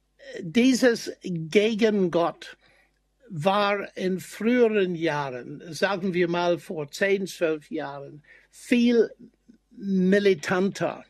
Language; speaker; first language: German; non-native, fluent; English